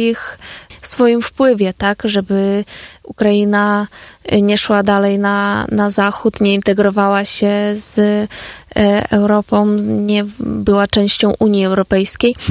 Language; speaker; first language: Polish; non-native, fluent; Ukrainian